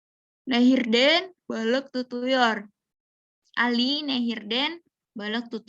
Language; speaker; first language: Turkish; non-native, learner; Indonesian